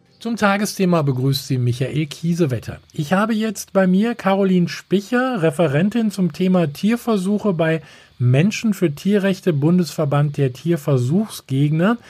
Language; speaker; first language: German; native; German